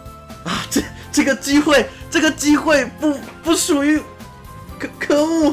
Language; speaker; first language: Chinese; native; Chinese